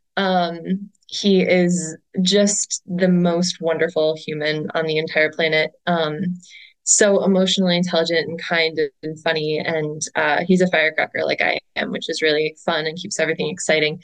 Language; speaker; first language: English; native; English